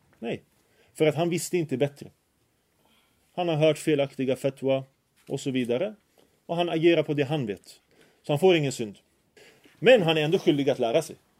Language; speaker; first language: Swedish; early bilingual, other home language; Arabic